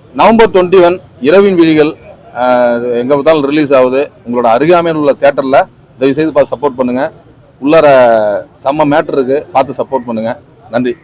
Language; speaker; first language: Tamil; native; Tamil